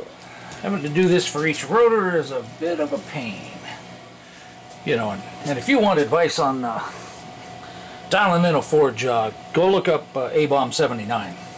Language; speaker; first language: English; native; English